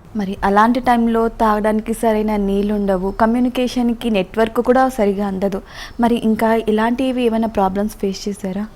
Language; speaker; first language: Telugu; native; Telugu